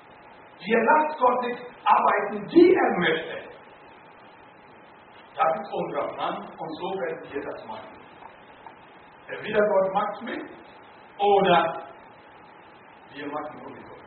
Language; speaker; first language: German; non-native, learner; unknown